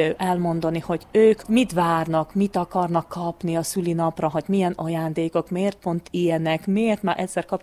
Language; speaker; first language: Hungarian; non-native, local second language; Ukrainian